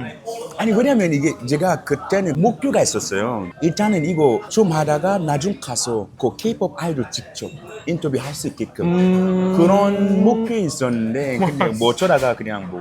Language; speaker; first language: Korean; non-native, fluent; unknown